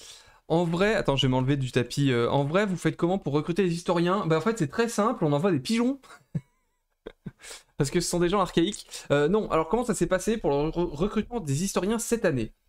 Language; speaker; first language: French; native; French